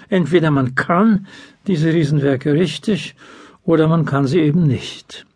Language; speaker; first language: German; native; German